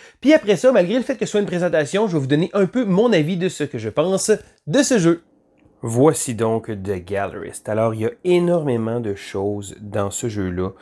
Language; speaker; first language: French; native; French